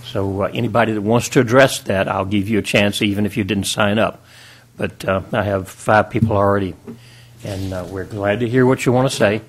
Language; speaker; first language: English; native; English